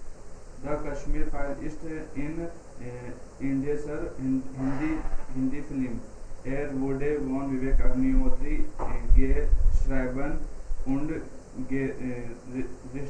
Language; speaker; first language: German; non-native, learner; Hindi